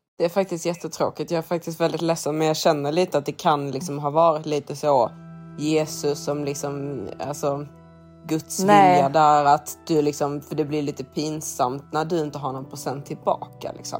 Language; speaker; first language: Swedish; native; Swedish